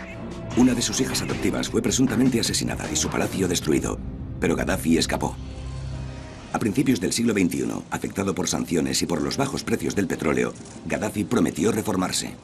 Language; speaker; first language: Spanish; native; Spanish